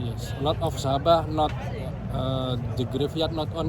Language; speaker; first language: English; non-native, learner; Indonesian